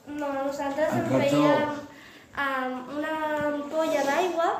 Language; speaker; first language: Catalan; non-native, local second language; Spanish